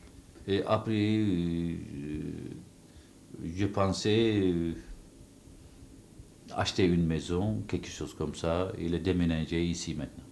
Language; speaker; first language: French; non-native, local second language; Turkish